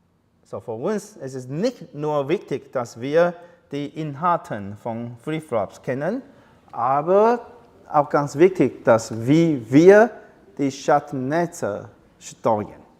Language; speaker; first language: German; non-native, learner; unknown